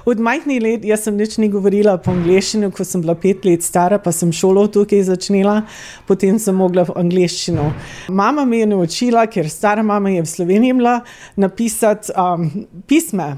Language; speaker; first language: Slovenian; early bilingual, heritage; Slovenian